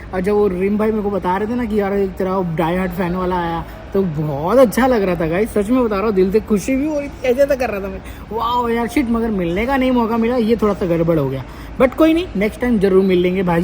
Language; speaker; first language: Hindi; native; Hindi